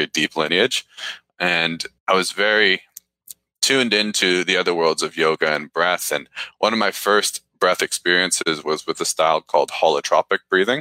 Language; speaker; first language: English; native; English